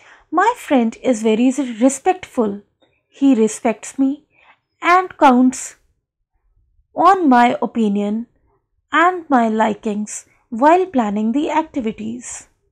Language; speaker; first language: English; non-native, local second language; Hindi